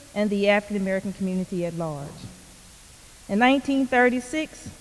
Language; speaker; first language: English; native; English